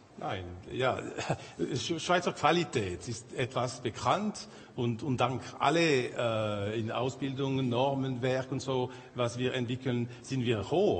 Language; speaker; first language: German; non-native, local second language; French